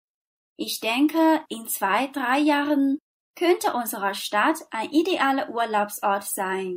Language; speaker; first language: German; non-native, fluent; Chinese